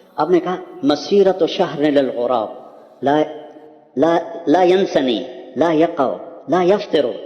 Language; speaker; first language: Urdu; non-native, local second language; Punjabi